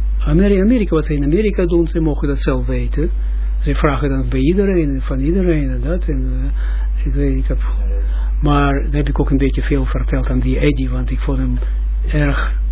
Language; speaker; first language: Dutch; non-native, fluent; Russian